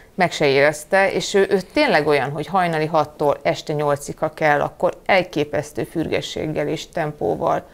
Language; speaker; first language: Hungarian; non-native, fluent; English